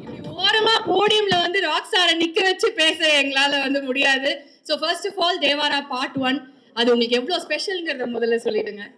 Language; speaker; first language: Tamil; native; Tamil